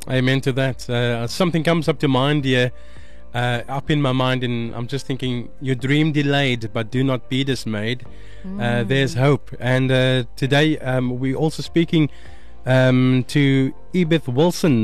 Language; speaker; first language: English; non-native, local second language; Afrikaans